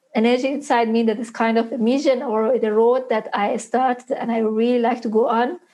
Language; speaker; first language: English; non-native, fluent; Persian